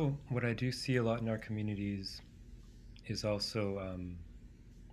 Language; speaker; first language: English; non-native, fluent; Greek